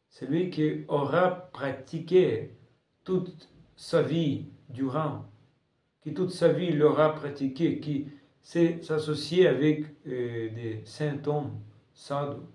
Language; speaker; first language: French; non-native, fluent; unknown